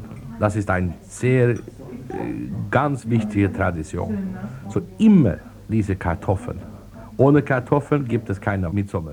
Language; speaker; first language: German; non-native, fluent; Swedish